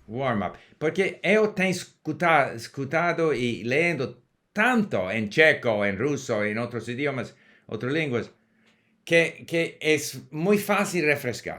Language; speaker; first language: Portuguese; non-native, learner; English